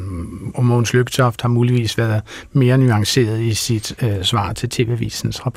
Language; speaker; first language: Danish; native; Danish